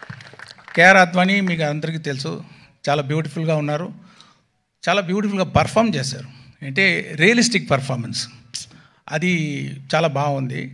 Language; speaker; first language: Telugu; non-native, local second language; Tamil